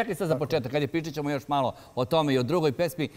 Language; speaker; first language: Serbian; native; Serbian